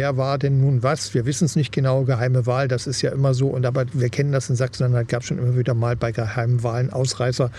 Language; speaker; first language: German; native; German